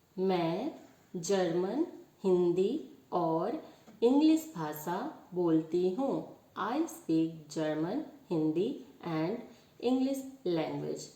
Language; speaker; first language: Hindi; native; Hindi